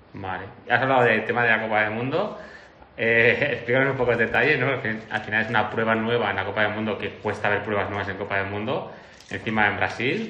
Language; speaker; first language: Spanish; native; Spanish